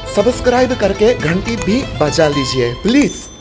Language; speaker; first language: Hindi; non-native, fluent; Japanese